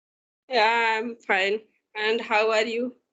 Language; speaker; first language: English; non-native, learner; Hindi